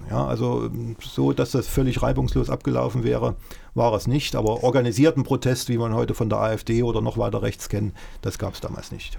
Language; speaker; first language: German; native; German